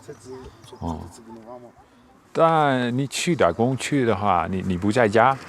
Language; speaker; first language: Chinese; non-native, fluent; Dutch